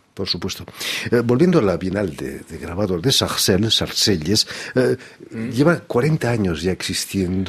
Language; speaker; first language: Spanish; native; Spanish